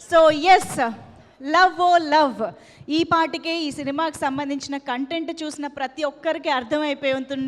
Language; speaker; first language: Telugu; native; Telugu